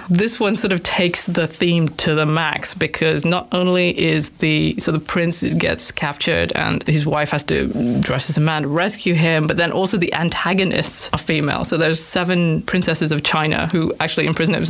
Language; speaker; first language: English; native; English